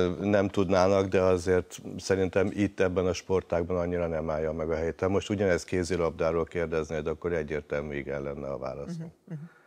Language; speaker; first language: Hungarian; native; Hungarian